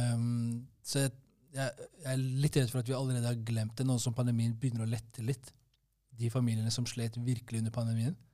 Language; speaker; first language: Norwegian; early bilingual, other home language; Somali